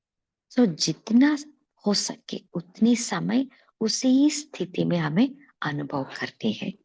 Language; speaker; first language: Hindi; non-native, local second language; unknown